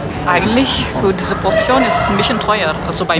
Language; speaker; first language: German; non-native, learner; Indonesian